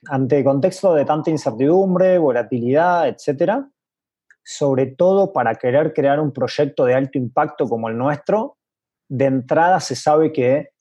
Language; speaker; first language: Spanish; native; Spanish